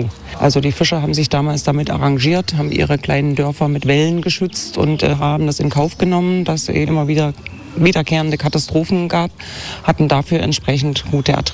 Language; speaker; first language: German; native; German